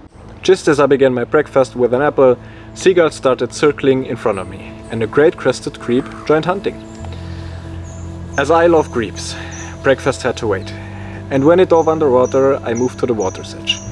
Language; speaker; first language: English; non-native, fluent; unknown